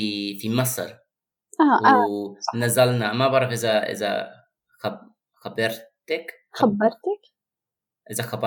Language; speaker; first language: Arabic; non-native, fluent; English